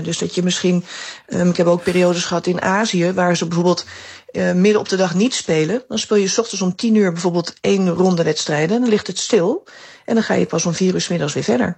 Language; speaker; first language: Dutch; native; Dutch